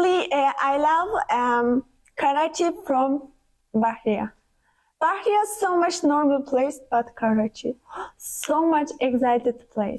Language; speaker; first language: English; non-native, learner; Turkish